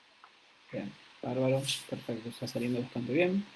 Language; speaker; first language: Spanish; native; Spanish